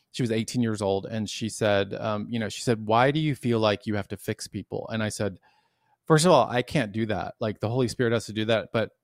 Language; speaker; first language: English; native; English